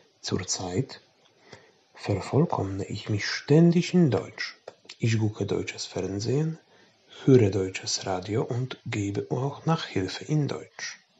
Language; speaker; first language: German; non-native, fluent; Polish